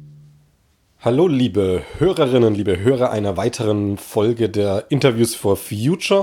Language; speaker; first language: German; native; German